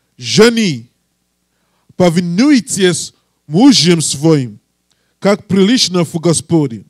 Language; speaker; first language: Russian; non-native, learner; English